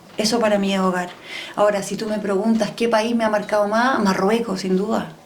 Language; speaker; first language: Spanish; early bilingual, heritage; Spanish